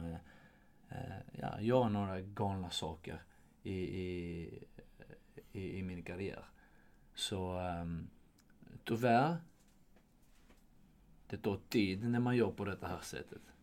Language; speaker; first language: Swedish; non-native, fluent; Georgian